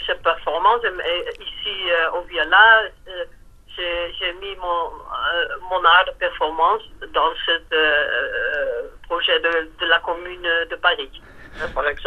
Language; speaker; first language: French; non-native, fluent; Dutch